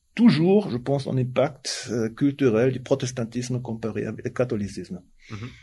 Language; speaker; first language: French; non-native, fluent; German